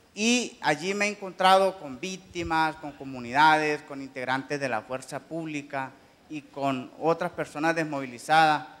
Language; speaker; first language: Spanish; native; Spanish